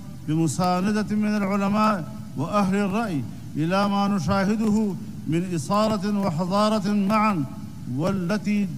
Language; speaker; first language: Arabic; non-native, fluent; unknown